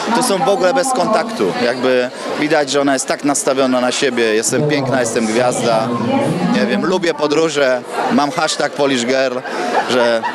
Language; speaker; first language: Polish; native; Polish